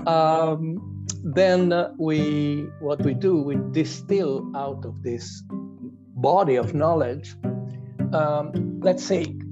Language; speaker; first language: English; non-native, fluent; Italian